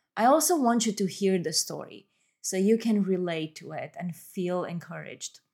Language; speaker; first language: English; non-native, fluent; Romanian